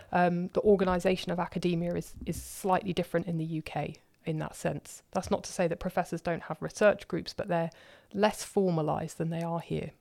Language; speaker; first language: English; native; English